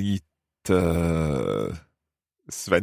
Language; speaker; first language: Swedish; non-native, learner; English